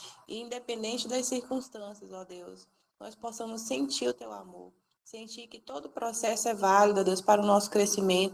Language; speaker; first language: Portuguese; native; Portuguese